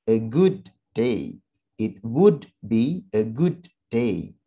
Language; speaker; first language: English; non-native, fluent; Indonesian